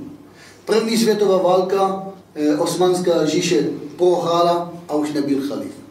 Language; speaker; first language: Czech; non-native, fluent; Hebrew